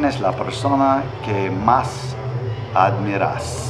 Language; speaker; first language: Spanish; non-native, learner; English